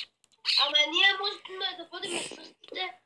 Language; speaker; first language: Bulgarian; early bilingual, heritage; English